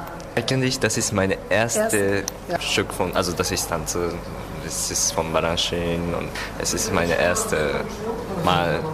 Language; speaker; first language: German; non-native, learner; Japanese